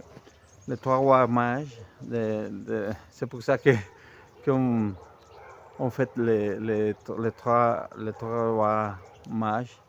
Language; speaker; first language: French; non-native, fluent; Spanish